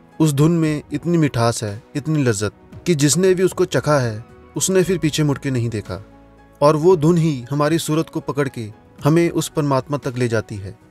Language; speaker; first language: Hindi; non-native, local second language; Punjabi